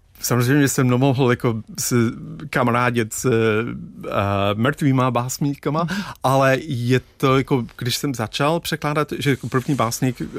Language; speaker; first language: Czech; non-native, fluent; English